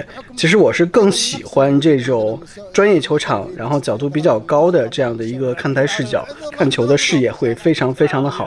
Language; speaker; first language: Chinese; native; Chinese